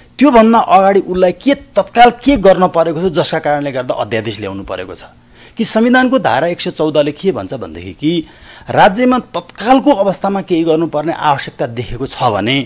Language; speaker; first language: Nepali; native; Nepali